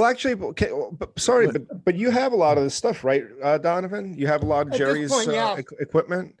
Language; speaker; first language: English; native; English